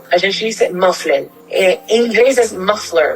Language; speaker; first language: Portuguese; non-native, fluent; Spanish